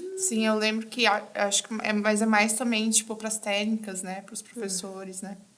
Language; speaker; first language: Portuguese; native; Portuguese